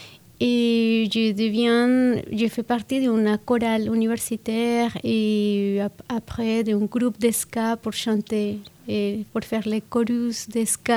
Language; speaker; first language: French; non-native, fluent; Spanish